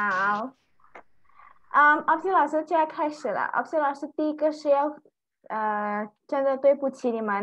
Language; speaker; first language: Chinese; non-native, fluent; Indonesian